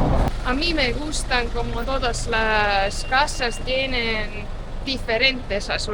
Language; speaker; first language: Spanish; non-native, fluent; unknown